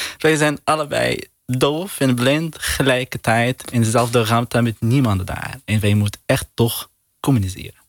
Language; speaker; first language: Dutch; non-native, learner; Arabic